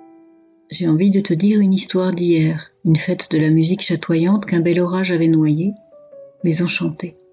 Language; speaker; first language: French; native; French